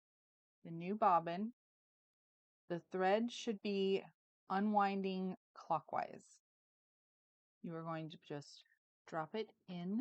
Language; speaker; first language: English; native; English